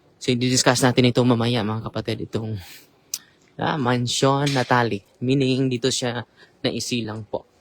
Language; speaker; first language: Filipino; native; Filipino